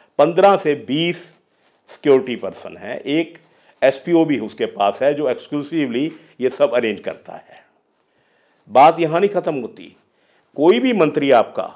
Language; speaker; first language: Hindi; non-native, local second language; Punjabi